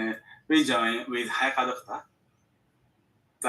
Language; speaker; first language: English; non-native, learner; Japanese